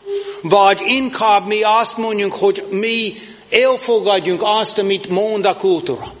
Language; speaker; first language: Hungarian; non-native, learner; English